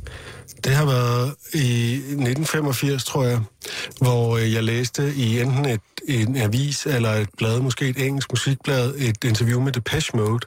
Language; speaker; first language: Danish; native; Danish